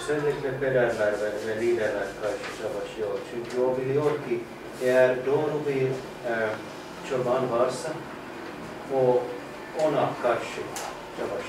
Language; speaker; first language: Turkish; non-native, learner; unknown